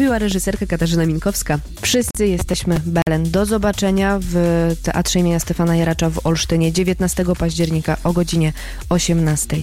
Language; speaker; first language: Polish; native; Polish